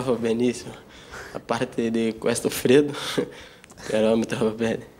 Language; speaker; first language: Italian; non-native, learner; Portuguese